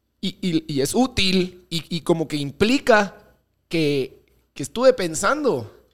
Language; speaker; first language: Spanish; non-native, fluent; Dutch